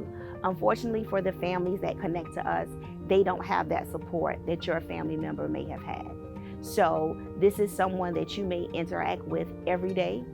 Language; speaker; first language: English; native; English